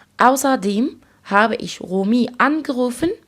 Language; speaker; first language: German; non-native, fluent; Arabic